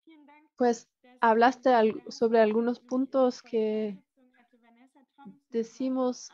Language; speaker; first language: Spanish; non-native, fluent; German